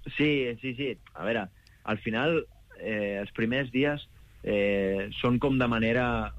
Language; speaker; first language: Catalan; native; Catalan